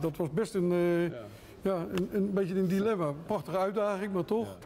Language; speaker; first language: Dutch; native; Dutch